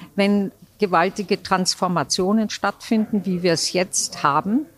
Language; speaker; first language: German; native; German